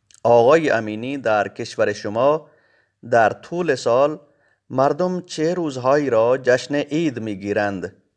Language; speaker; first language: Persian; non-native, fluent; Urdu